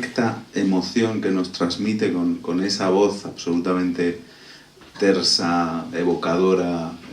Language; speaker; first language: Spanish; native; Spanish